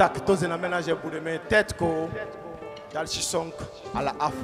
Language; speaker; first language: Czech; non-native, learner; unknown